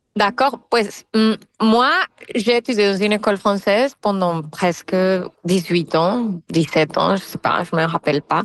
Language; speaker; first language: French; non-native, fluent; Spanish